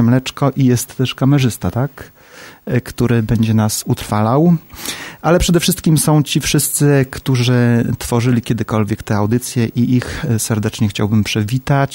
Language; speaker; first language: Polish; native; Polish